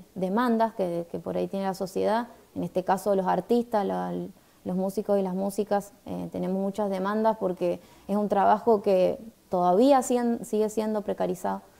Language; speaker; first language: Spanish; native; Spanish